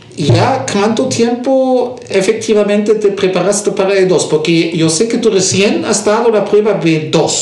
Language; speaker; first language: Spanish; non-native, fluent; German